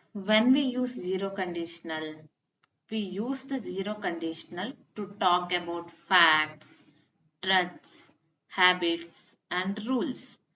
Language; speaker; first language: English; non-native, local second language; Kannada